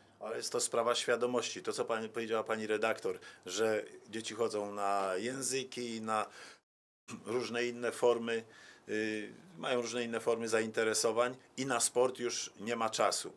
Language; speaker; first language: Polish; native; Polish